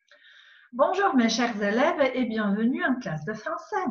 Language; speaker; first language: French; non-native, fluent; Macedonian